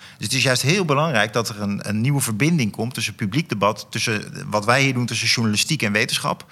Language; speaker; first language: Dutch; native; Dutch